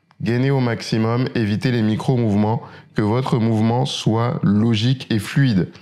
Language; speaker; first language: French; native; French